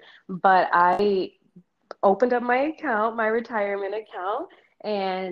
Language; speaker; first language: English; early bilingual, other home language; Spanish